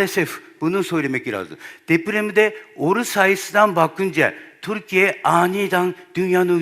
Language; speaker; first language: Turkish; non-native, learner; Japanese